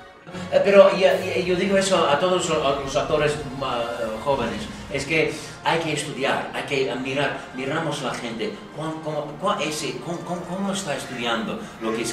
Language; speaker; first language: Spanish; non-native, fluent; English